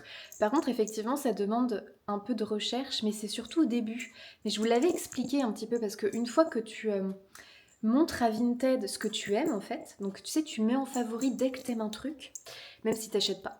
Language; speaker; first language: French; native; French